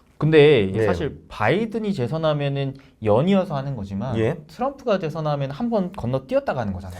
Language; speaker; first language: Korean; native; Korean